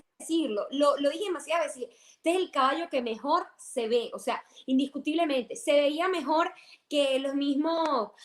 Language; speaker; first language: Spanish; native; Spanish